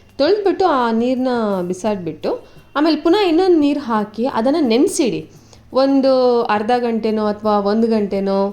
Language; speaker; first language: Kannada; non-native, local second language; Tulu